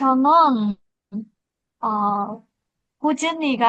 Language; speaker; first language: Korean; non-native, learner; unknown